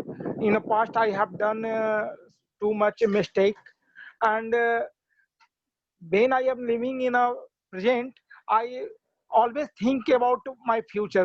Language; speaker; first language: English; non-native, learner; Hindi